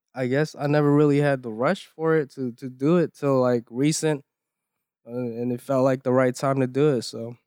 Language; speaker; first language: English; early bilingual, other home language; Iloko